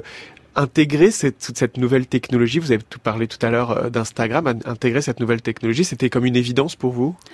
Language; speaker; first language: French; native; French